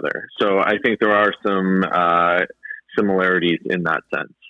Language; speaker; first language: English; native; English